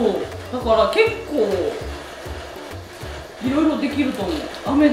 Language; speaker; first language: Japanese; native; Japanese